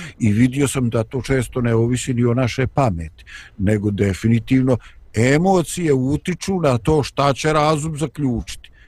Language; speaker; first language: Bosnian; native; Bosnian